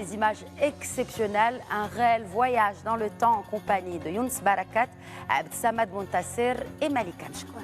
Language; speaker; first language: French; non-native, local second language; Arabic